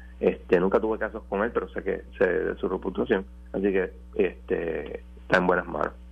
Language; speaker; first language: Spanish; native; Spanish